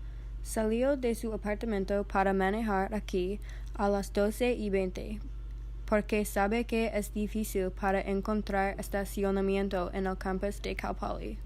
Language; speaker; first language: Spanish; non-native, learner; English